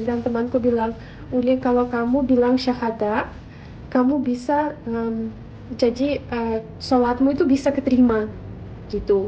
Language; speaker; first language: Indonesian; non-native, fluent; Russian